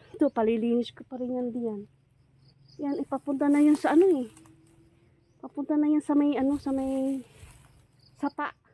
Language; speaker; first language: Filipino; non-native, local second language; Cebuano